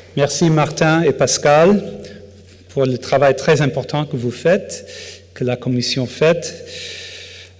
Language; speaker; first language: French; non-native, fluent; English